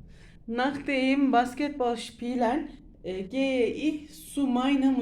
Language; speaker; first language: German; non-native, learner; Turkish